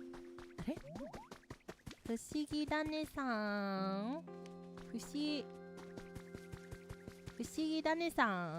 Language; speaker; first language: Japanese; native; Japanese